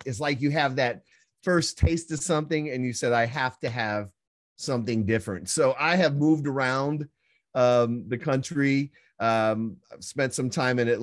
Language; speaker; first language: English; native; English